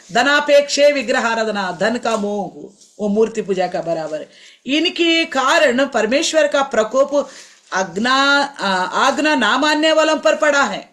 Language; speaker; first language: Hindi; non-native, local second language; Telugu